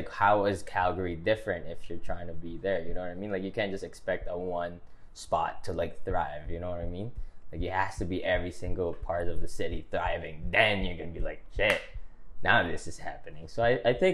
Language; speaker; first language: English; non-native, local second language; Filipino